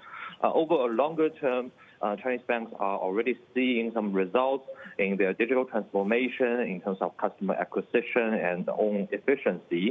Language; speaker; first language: English; non-native, fluent; Chinese